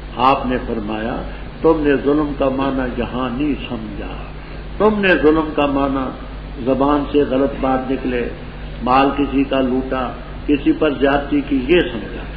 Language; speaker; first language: Urdu; non-native, local second language; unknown